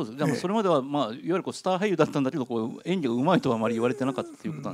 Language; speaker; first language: Japanese; native; Japanese